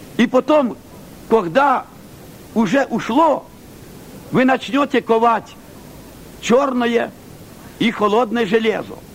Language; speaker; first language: Russian; non-native, local second language; Ukrainian